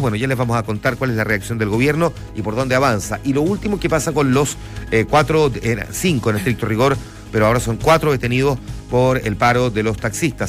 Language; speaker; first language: Spanish; native; Spanish